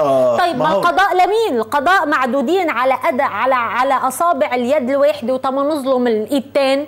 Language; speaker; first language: Arabic; native; Arabic